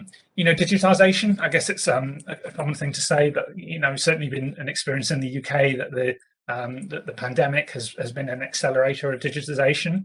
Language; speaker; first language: English; native; English